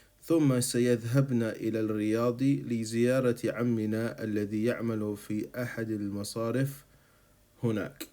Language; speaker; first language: Arabic; non-native, fluent; English